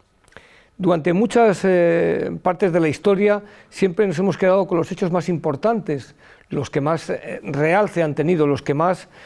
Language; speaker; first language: Spanish; native; Spanish